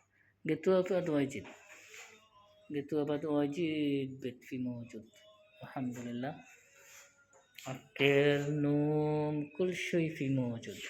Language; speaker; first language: Arabic; non-native, learner; Bangla